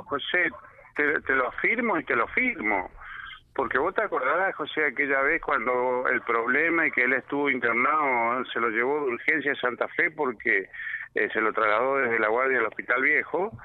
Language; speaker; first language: Spanish; native; Spanish